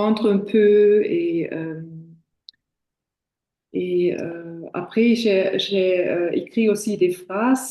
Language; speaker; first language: French; non-native, fluent; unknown